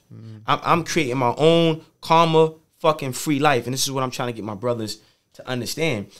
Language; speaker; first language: English; native; English